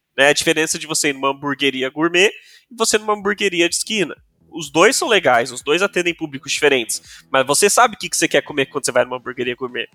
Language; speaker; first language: Portuguese; non-native, local second language; English